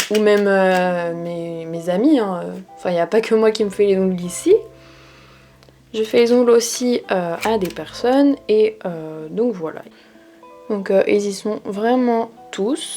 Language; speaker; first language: French; native; French